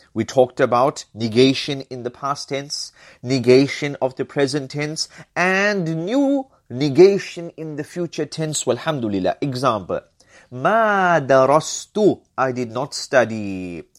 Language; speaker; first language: English; native; English